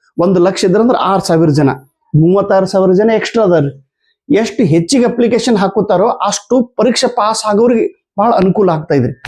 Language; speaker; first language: Kannada; native; Kannada